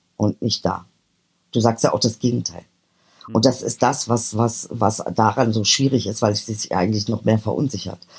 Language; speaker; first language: German; early bilingual, other home language; Turkish